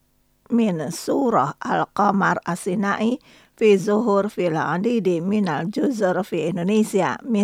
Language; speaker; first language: Arabic; non-native, fluent; Indonesian